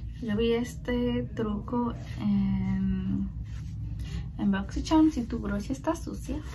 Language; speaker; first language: Spanish; early bilingual, heritage; Spanish